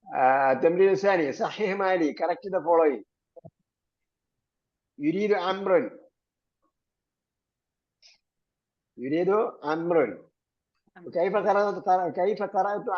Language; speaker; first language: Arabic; non-native, fluent; Malayalam